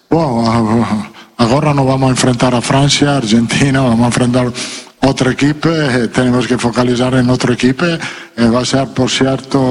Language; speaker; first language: Portuguese; non-native, learner; Italian